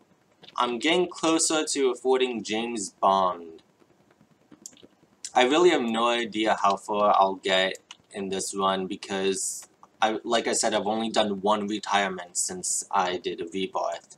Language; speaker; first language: English; native; English